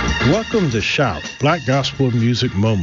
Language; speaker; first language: English; native; English